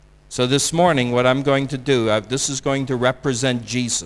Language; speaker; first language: English; native; English